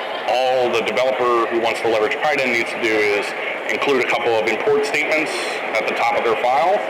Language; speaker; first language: English; native; English